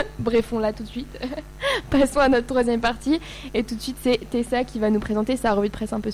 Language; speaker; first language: French; native; French